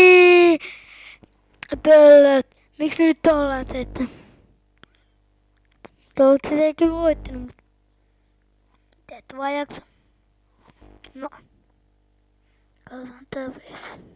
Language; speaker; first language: Finnish; native; Finnish